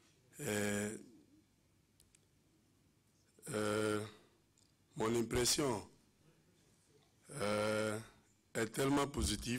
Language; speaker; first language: French; non-native, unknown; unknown